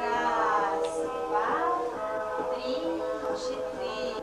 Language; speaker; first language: Russian; non-native, local second language; Yakut